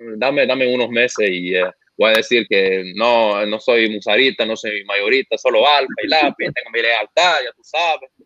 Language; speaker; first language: Spanish; non-native, fluent; Arabic